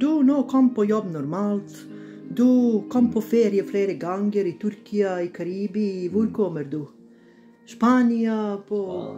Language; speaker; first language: Norwegian; non-native, learner; Bosnian